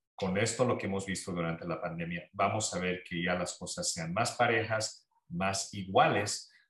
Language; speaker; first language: Spanish; early bilingual, heritage; Spanish